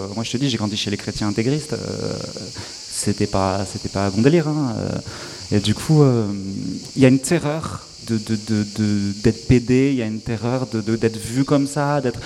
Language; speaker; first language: French; native; French